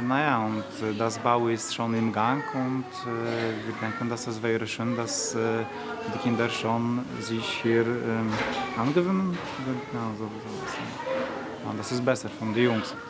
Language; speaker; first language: German; non-native, learner; Polish